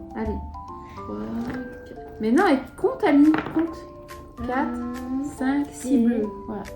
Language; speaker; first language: French; native; French